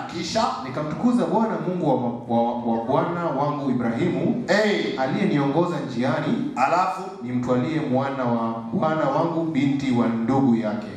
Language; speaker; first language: Swahili; non-native, local second language; Gusii